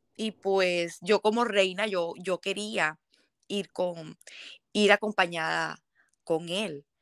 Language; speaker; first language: Spanish; native; Spanish